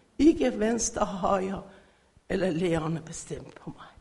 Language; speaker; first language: Danish; non-native, learner; Persian